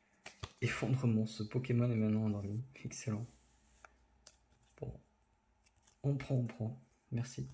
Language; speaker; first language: French; native; French